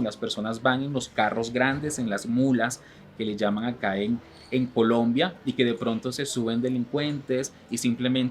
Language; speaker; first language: Spanish; native; Spanish